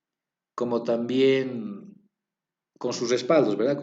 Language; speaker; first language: Spanish; native; Spanish